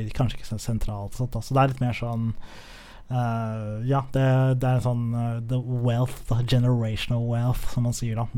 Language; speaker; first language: Norwegian; early bilingual, other home language; Somali